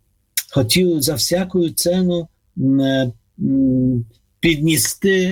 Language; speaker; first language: Ukrainian; non-native, fluent; Polish